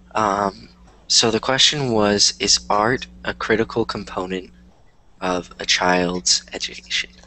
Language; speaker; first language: English; native; English